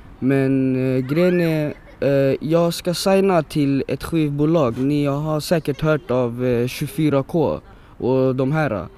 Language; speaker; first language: Swedish; early bilingual, other home language; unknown